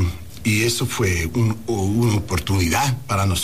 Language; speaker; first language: Spanish; early bilingual, heritage; Spanish